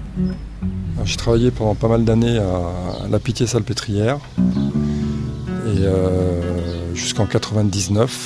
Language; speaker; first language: French; native; French